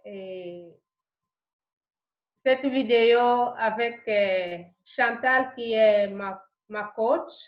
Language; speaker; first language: French; non-native, learner; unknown